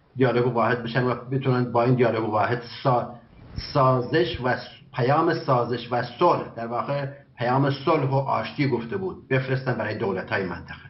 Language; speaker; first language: Persian; non-native, local second language; Kurdish